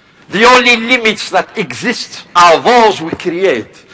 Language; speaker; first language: English; non-native, fluent; Kabyle